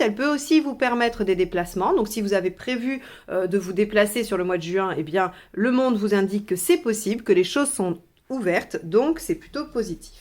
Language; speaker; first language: French; native; French